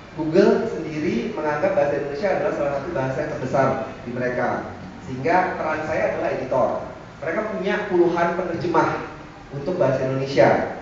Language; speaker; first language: Indonesian; native; Indonesian